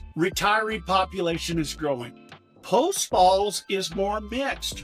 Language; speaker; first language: English; native; English